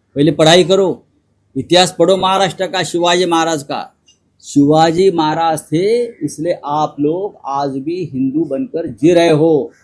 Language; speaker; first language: Hindi; non-native, local second language; Marathi